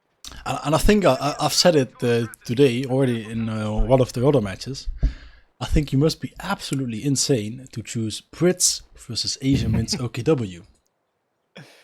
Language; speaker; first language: English; non-native, fluent; Dutch